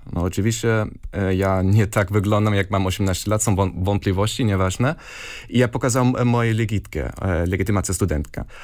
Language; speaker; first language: Polish; non-native, fluent; German